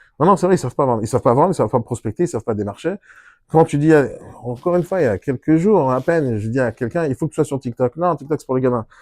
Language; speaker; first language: French; non-native, fluent; Hebrew